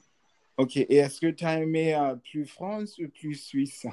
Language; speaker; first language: French; non-native, learner; English